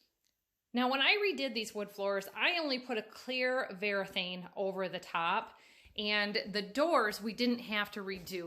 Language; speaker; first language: English; native; English